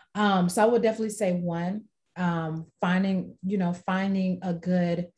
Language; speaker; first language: English; native; English